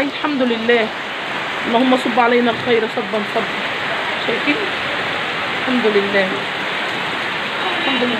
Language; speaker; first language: Arabic; native; Arabic